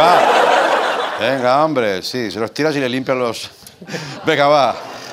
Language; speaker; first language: Spanish; non-native, local second language; Catalan